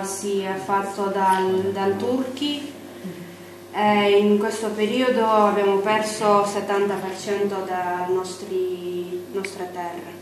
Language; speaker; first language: Italian; non-native, learner; Armenian